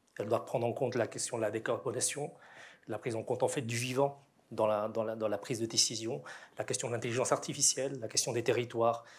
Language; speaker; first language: French; native; French